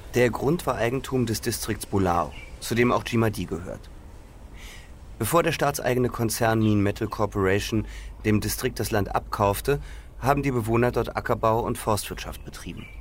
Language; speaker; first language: German; native; German